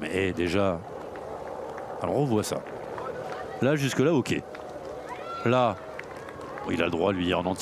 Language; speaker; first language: French; native; French